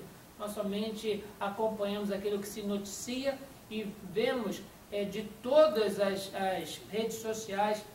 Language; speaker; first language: Portuguese; native; Portuguese